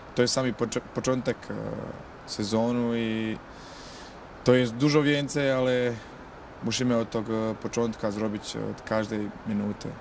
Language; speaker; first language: Polish; non-native, learner; Croatian